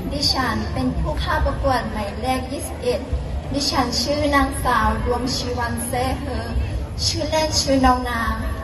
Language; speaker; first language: Thai; non-native, local second language; Hmong